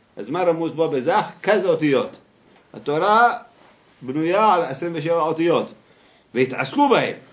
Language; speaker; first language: Hebrew; native; Hebrew